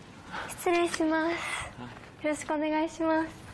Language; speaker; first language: Japanese; non-native, fluent; English